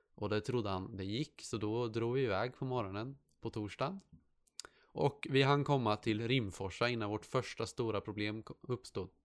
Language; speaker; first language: Swedish; native; Swedish